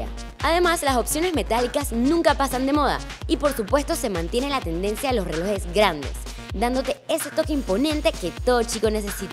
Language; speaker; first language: Spanish; native; Spanish